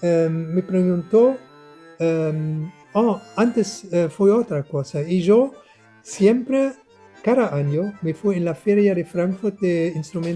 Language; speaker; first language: Spanish; non-native, learner; German